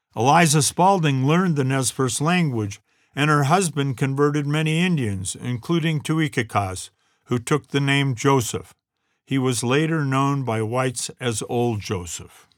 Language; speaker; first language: English; native; English